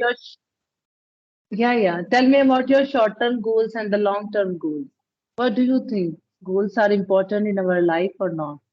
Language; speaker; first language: English; non-native, learner; Punjabi